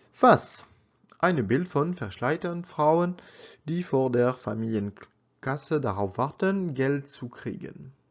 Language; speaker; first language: German; non-native, learner; French